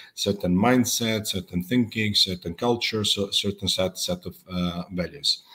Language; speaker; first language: English; non-native, fluent; Serbian